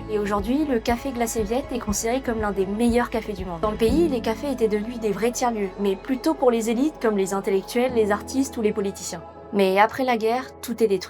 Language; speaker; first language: French; native; French